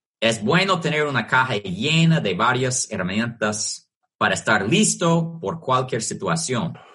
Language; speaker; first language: Spanish; non-native, fluent; English